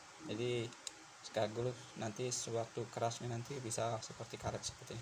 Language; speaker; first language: Indonesian; native; Indonesian